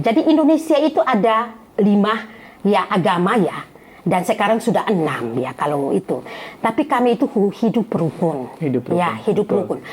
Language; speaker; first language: Indonesian; non-native, fluent; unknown